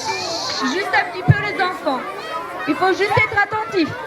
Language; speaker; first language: French; non-native, fluent; Romanian